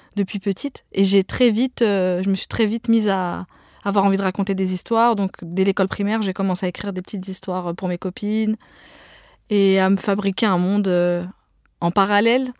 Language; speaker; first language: French; early bilingual, other home language; Arabic